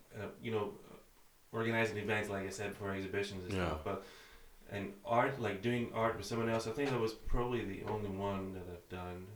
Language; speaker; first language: English; non-native, fluent; Greek